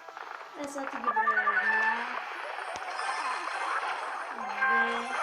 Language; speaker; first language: Bulgarian; native; Bulgarian